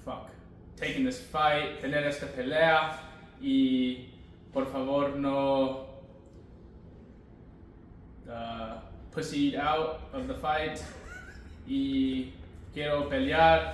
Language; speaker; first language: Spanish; early bilingual, heritage; English